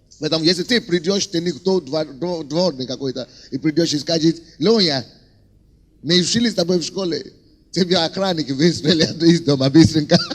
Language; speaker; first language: Russian; non-native, fluent; Yoruba